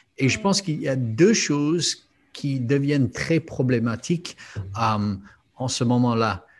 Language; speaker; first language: French; non-native, fluent; English